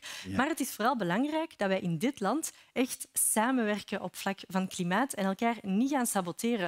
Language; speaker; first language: Dutch; native; Dutch